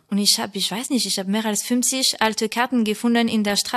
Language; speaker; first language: German; non-native, fluent; French